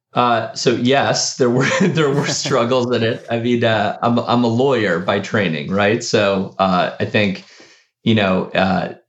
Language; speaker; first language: English; early bilingual, other home language; Spanish